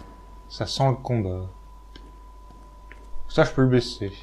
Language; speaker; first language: French; native; French